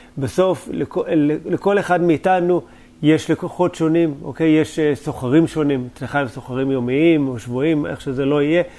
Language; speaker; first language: Hebrew; native; Hebrew